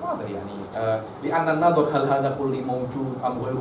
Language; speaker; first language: Arabic; non-native, fluent; Indonesian